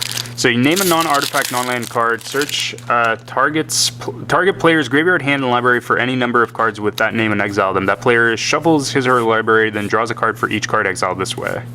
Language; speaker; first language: English; native; English